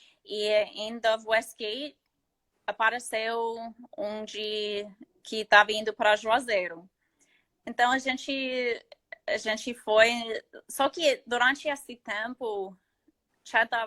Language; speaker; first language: Portuguese; non-native, fluent; English